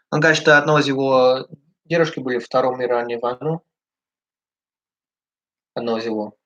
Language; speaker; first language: Russian; early bilingual, heritage; English